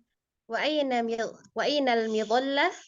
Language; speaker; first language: Arabic; non-native, learner; Indonesian